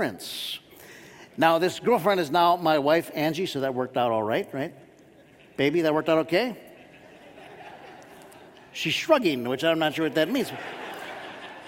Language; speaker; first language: English; native; English